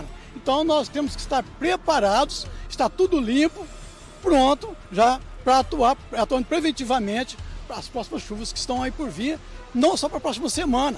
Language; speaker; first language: Portuguese; native; Portuguese